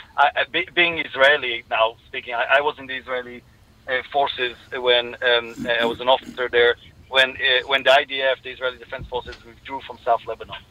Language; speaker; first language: English; non-native, fluent; Hebrew